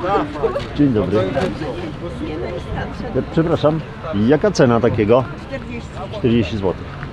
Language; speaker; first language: Polish; native; Polish